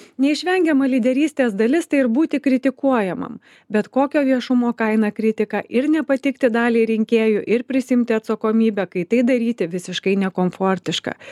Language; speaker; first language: Lithuanian; native; Lithuanian